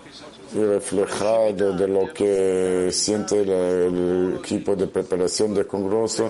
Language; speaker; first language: Italian; non-native, fluent; Spanish